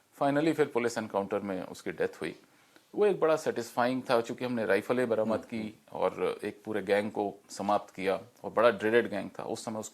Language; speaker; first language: Hindi; native; Hindi